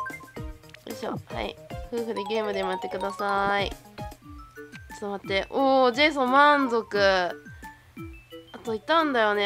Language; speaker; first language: Japanese; native; Japanese